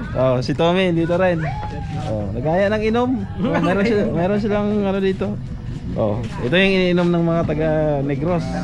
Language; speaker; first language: Filipino; non-native, local second language; Cebuano